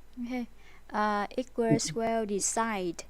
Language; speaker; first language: English; non-native, fluent; Vietnamese